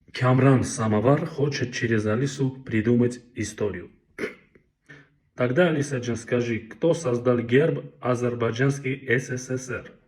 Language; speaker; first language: Russian; non-native, local second language; Armenian